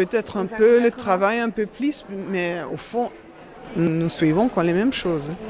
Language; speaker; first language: French; non-native, fluent; Dutch